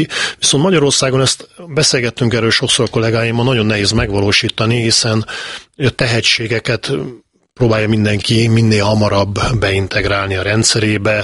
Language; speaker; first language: Hungarian; native; Hungarian